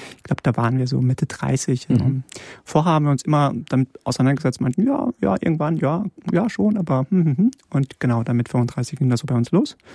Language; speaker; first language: German; early bilingual, other home language; Polish